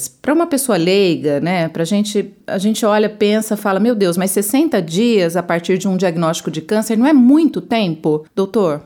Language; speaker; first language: Portuguese; native; Portuguese